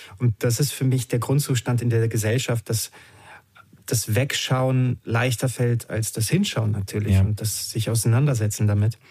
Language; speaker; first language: German; early bilingual, other home language; Romanian